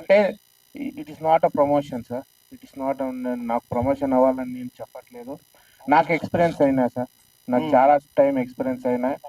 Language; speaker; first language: Telugu; non-native, local second language; Hindi